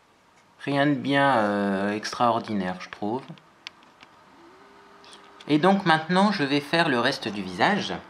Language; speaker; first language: French; native; French